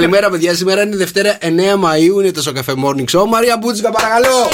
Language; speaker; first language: Greek; native; Greek